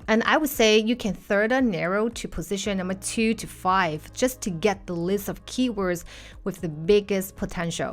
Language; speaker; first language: English; non-native, fluent; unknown